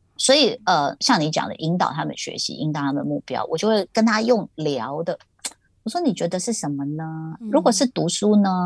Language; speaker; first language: Chinese; native; Chinese